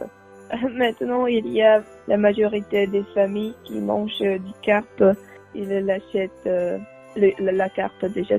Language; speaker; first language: French; non-native, learner; Czech